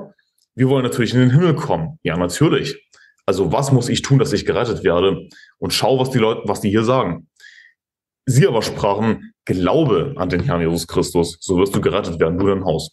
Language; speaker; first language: German; native; German